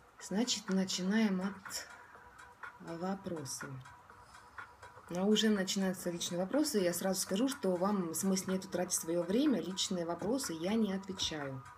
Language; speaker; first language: Russian; non-native, local second language; Estonian